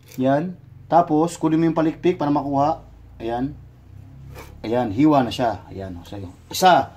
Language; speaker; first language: Filipino; non-native, local second language; Cebuano